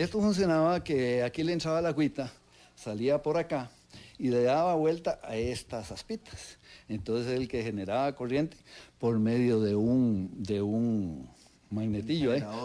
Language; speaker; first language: Spanish; native; Spanish